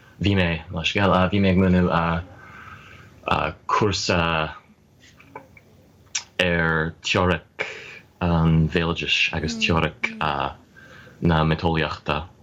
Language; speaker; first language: Irish; non-native, fluent; English